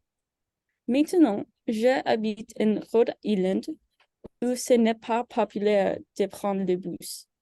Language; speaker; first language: French; non-native, learner; English